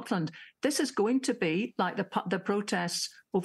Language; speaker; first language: English; native; English